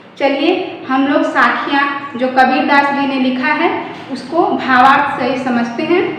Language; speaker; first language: Hindi; native; Hindi